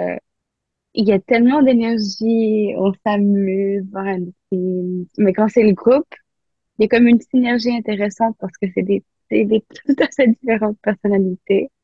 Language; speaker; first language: French; non-native, local second language; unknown